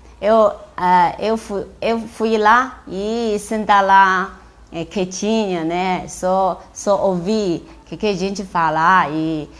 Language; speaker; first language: Portuguese; non-native, learner; Chinese